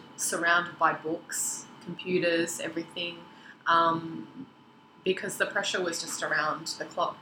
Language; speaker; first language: English; native; English